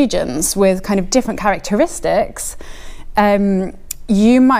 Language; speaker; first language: English; native; English